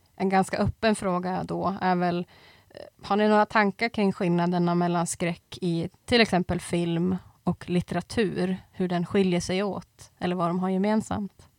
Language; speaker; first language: Swedish; native; Swedish